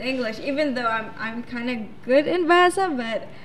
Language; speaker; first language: English; non-native, fluent; Arabic